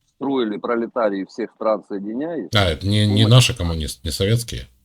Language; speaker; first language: Russian; native; Russian